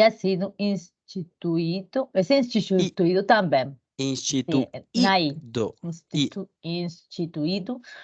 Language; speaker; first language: Portuguese; non-native, learner; Spanish